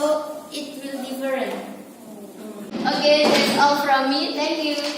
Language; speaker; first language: English; non-native, learner; Indonesian